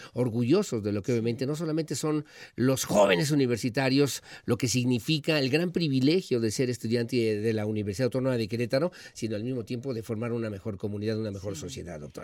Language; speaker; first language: Spanish; native; Spanish